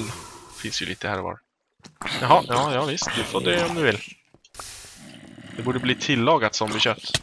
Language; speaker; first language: Swedish; native; Swedish